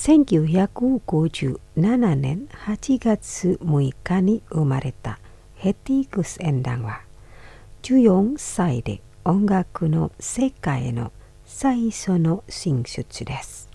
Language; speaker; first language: Japanese; non-native, fluent; Indonesian